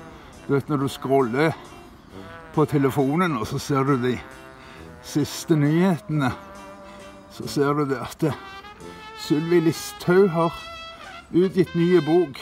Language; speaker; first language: Norwegian; native; Norwegian